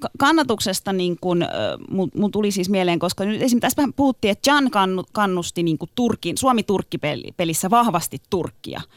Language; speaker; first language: Finnish; early bilingual, other home language; Turkish